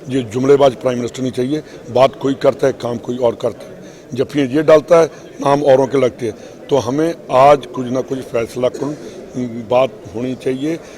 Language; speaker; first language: Urdu; non-native, local second language; Punjabi